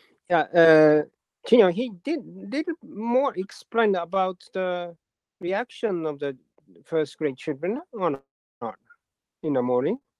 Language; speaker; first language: English; non-native, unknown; Japanese